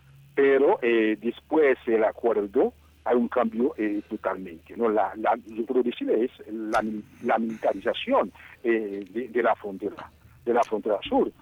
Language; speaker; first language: Spanish; non-native, fluent; Haitian Creole